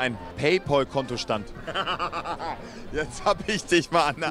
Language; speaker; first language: German; native; German